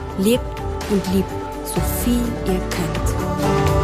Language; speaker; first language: German; native; German